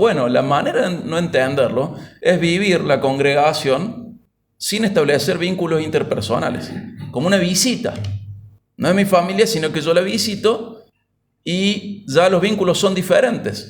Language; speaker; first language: Spanish; native; Spanish